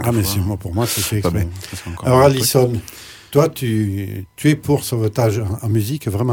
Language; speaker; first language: French; native; French